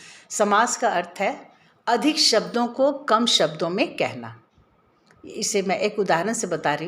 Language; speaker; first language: Hindi; native; Hindi